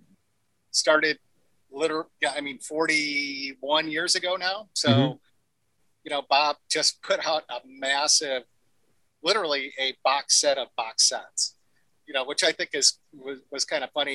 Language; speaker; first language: English; native; English